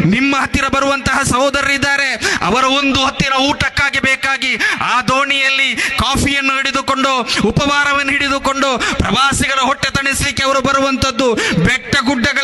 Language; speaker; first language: Kannada; non-native, local second language; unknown